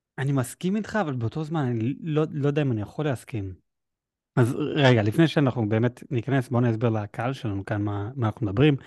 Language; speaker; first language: Hebrew; native; Hebrew